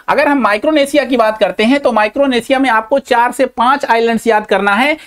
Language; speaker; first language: Hindi; native; Hindi